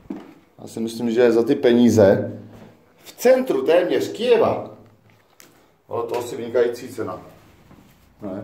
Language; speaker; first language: Czech; native; Czech